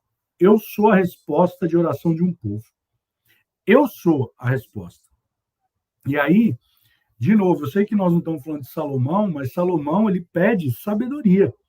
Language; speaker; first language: Portuguese; native; Portuguese